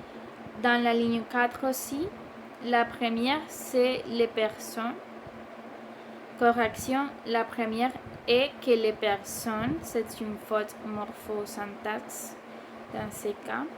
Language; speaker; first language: French; non-native, learner; Spanish